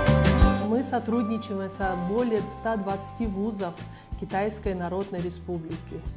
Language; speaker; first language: Russian; non-native, local second language; Kyrgyz